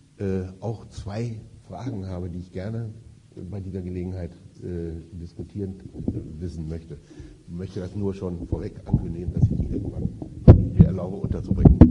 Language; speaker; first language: German; native; German